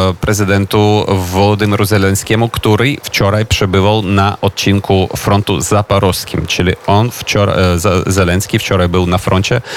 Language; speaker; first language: Polish; non-native, fluent; Ukrainian